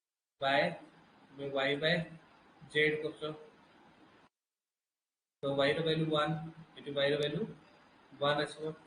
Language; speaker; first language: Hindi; non-native, local second language; Odia